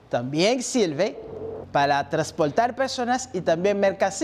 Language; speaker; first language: Spanish; non-native, fluent; French